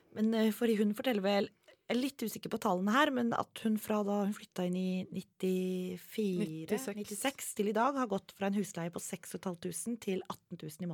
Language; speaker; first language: Norwegian; native; Norwegian